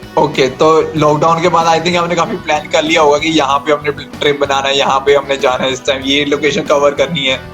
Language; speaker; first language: Hindi; native; Hindi